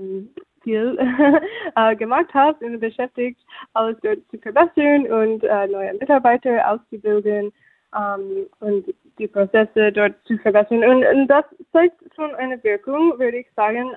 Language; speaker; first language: German; non-native, fluent; English